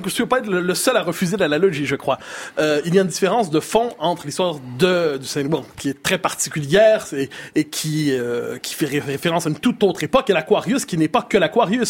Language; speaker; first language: French; native; French